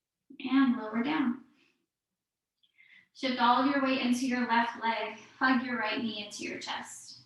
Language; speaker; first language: English; native; English